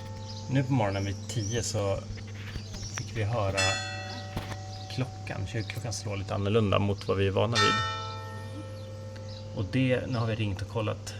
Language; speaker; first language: Swedish; native; Swedish